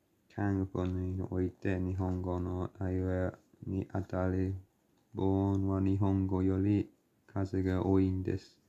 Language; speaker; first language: Japanese; non-native, learner; English